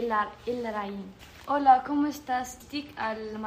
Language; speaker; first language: Catalan; non-native, learner; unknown